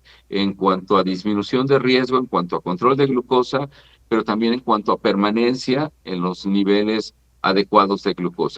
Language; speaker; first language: Spanish; native; Spanish